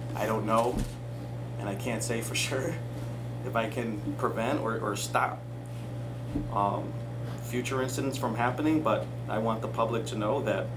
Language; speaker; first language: English; early bilingual, other home language; Spanish